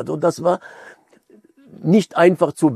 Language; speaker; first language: German; non-native, fluent; Hebrew